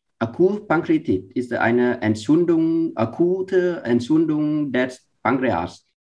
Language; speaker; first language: German; non-native, learner; Vietnamese